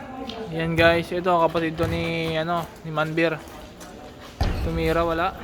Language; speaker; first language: Filipino; non-native, local second language; Bikol